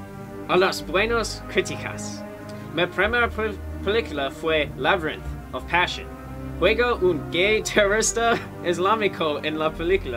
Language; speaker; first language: Spanish; non-native, learner; English